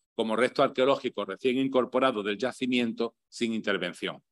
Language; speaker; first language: Spanish; native; Spanish